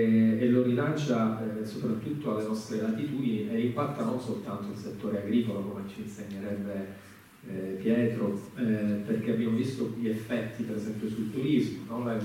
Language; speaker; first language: Italian; native; Italian